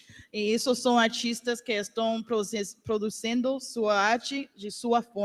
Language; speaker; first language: Portuguese; non-native, learner; English